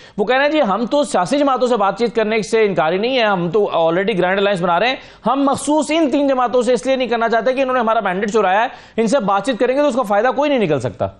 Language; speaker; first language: Urdu; non-native, local second language; Punjabi